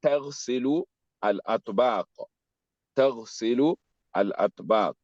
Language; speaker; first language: Arabic; non-native, fluent; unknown